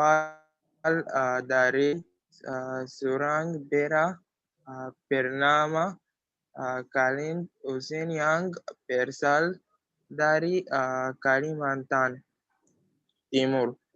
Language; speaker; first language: Indonesian; non-native, learner; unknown